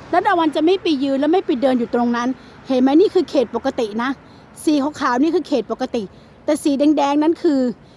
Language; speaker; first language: Thai; native; Thai